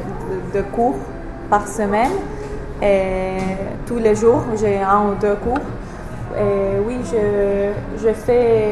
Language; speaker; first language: French; non-native, fluent; English